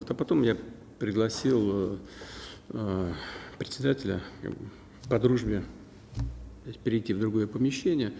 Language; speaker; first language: Russian; native; Russian